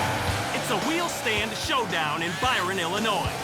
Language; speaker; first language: English; native; English